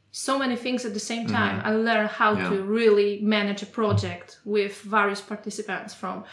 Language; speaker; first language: English; non-native, fluent; Polish